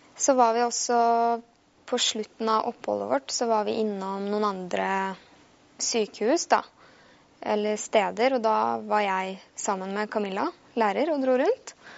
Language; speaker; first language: Norwegian; native; Norwegian